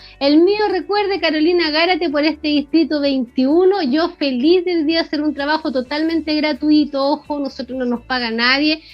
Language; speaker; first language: Spanish; native; Spanish